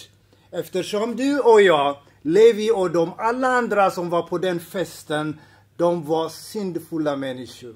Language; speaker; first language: Swedish; non-native, fluent; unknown